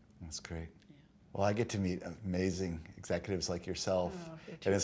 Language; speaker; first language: English; native; English